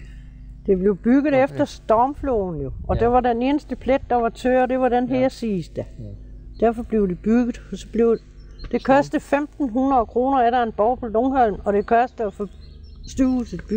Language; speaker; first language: Danish; native; Danish